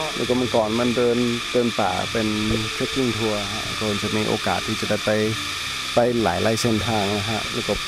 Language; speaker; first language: Thai; non-native, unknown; English